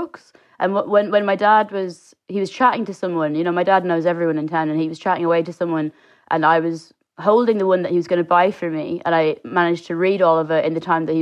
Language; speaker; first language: English; native; English